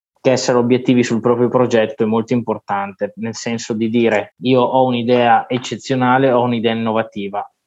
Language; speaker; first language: Italian; native; Italian